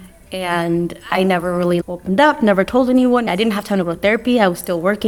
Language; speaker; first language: English; early bilingual, other home language; Spanish